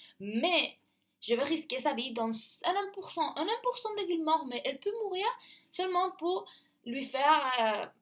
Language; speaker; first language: French; non-native, learner; Spanish